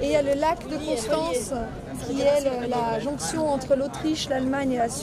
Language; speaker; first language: French; native; French